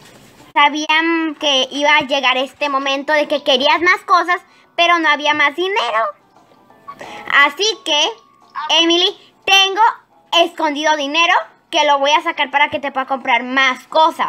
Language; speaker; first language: Spanish; native; Spanish